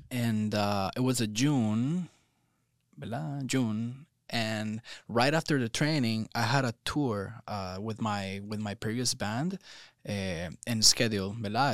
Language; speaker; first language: English; non-native, local second language; Spanish